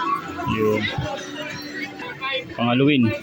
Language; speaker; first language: Filipino; native; Filipino